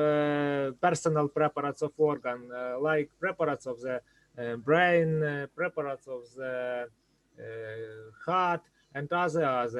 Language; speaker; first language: English; non-native, learner; Ukrainian